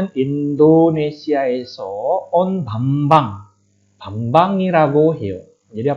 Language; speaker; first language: Korean; non-native, fluent; Indonesian